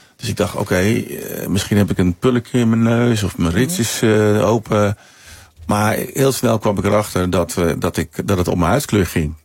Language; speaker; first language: Dutch; early bilingual, other home language; Sranan Tongo